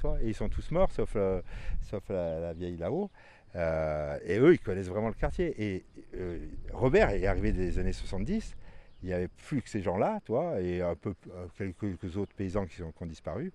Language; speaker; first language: French; native; French